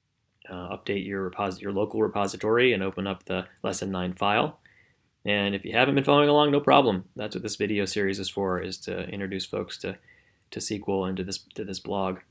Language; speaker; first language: English; native; English